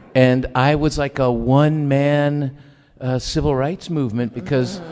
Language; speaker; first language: English; early bilingual, other home language; Spanish